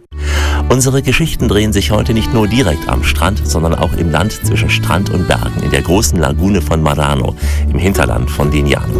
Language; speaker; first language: German; native; German